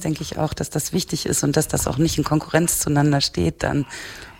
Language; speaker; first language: German; native; German